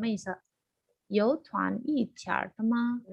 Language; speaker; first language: Chinese; non-native, fluent; Indonesian